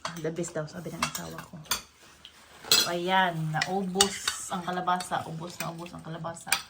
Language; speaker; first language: Filipino; non-native, local second language; Cebuano